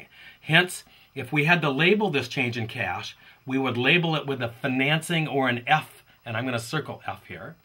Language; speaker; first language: English; native; English